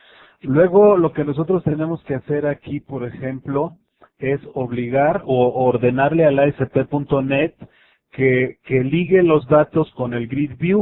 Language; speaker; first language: Spanish; native; Spanish